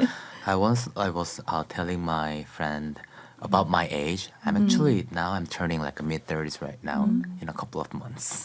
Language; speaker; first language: English; non-native, fluent; Korean